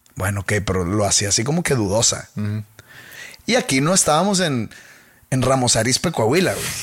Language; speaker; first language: Spanish; native; Spanish